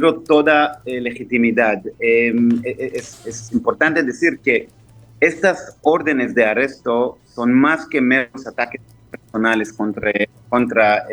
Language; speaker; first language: Spanish; non-native, fluent; Hebrew